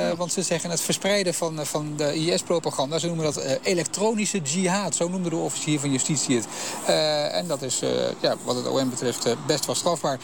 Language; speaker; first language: Dutch; native; Dutch